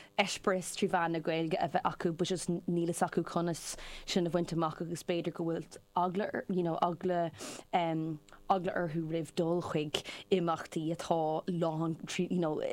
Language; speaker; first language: Irish; non-native, local second language; English